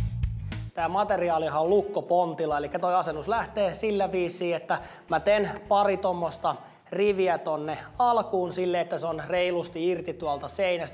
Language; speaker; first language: Finnish; native; Finnish